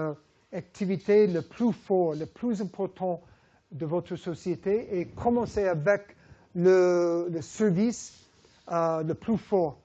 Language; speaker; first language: French; non-native, fluent; English